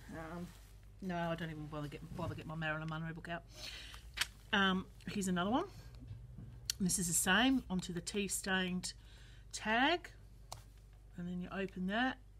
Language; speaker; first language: English; native; English